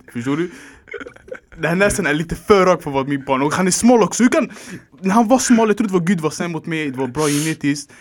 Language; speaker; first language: Swedish; early bilingual, other home language; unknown